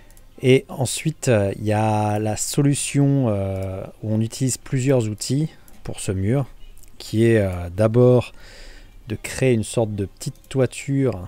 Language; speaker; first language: French; native; French